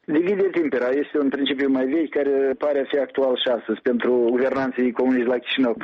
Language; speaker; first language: Romanian; native; Romanian